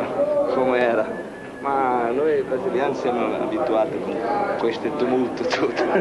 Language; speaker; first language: Italian; non-native, fluent; Portuguese